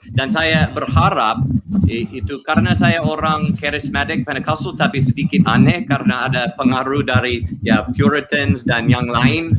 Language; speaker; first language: Indonesian; non-native, learner; English